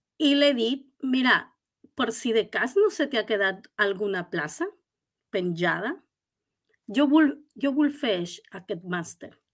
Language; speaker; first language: Catalan; non-native, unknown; Spanish